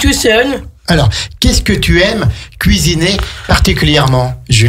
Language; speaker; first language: French; native; French